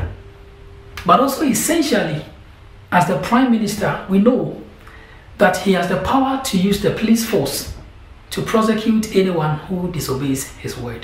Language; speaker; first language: English; non-native, local second language; Akan